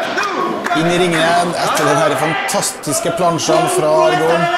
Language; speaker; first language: Norwegian; native; Norwegian